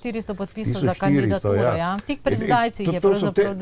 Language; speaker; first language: Slovenian; native; Slovenian